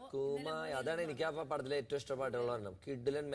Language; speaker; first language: Malayalam; native; Malayalam